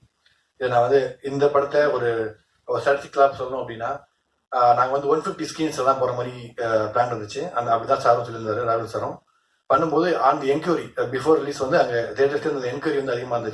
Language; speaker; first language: Tamil; native; Tamil